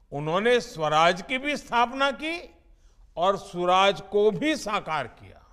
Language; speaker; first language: Hindi; non-native, local second language; Gujarati